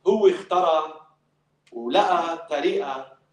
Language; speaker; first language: Arabic; early bilingual, other home language; English